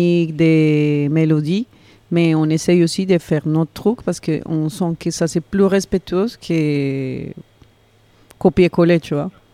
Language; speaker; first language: French; non-native, fluent; Spanish